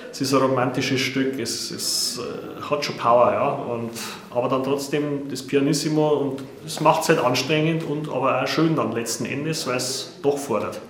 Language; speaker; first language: German; native; German